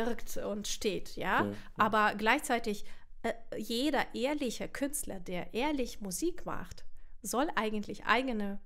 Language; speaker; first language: German; non-native, fluent; Russian